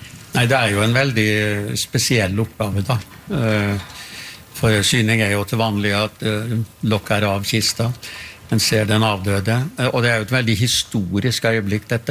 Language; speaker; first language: Norwegian; native; Norwegian